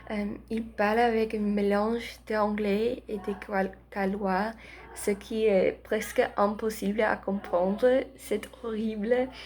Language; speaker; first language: French; non-native, learner; Spanish